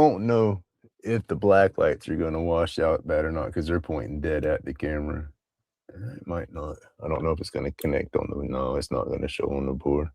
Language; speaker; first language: English; native; English